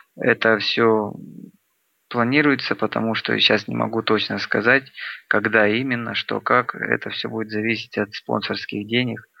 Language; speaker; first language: Russian; native; Russian